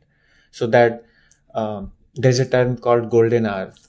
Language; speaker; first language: English; non-native, local second language; Hindi